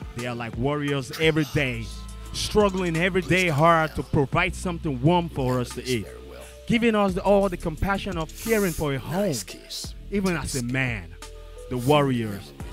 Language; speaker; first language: English; non-native, local second language; Yoruba